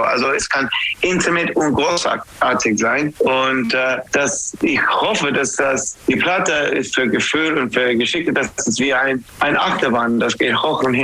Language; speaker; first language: German; non-native, learner; English